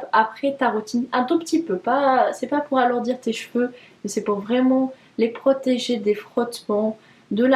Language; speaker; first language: French; native; French